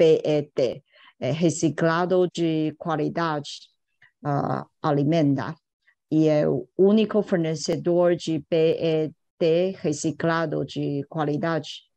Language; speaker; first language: Portuguese; non-native, fluent; Chinese